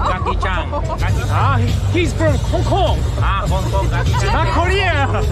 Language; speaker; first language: English; non-native, learner; Korean